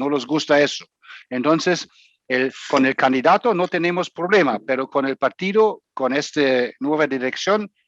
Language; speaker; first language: Spanish; non-native, fluent; German